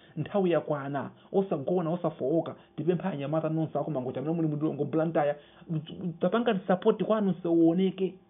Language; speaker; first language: Nyanja; non-native, local second language; Yao